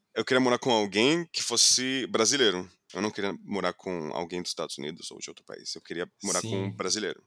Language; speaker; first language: Portuguese; non-native, fluent; English